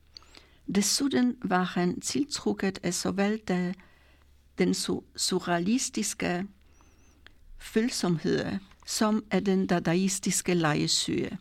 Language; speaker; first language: Danish; non-native, fluent; Polish